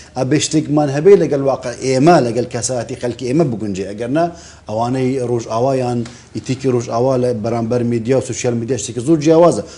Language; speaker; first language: Central Kurdish; non-native, local second language; Kurdish